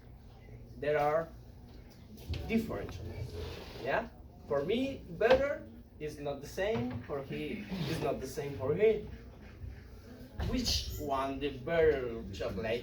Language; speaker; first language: English; non-native, learner; Spanish